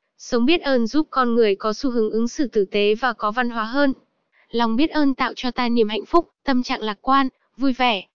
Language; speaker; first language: Vietnamese; non-native, local second language; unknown